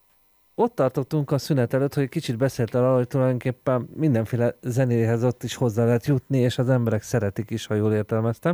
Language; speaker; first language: Hungarian; native; Hungarian